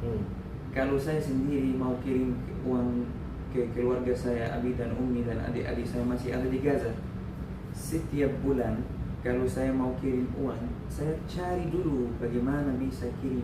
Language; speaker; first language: Indonesian; non-native, learner; Arabic